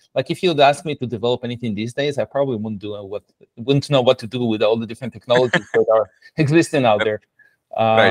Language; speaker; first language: English; non-native, fluent; Hebrew